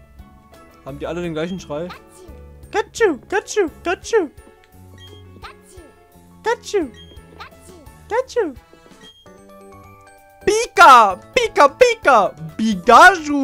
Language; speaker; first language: German; native; German